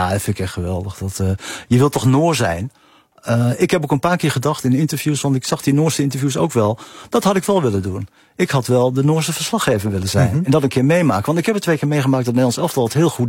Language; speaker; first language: Dutch; native; Dutch